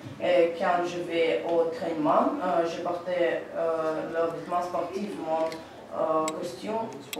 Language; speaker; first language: French; non-native, learner; Russian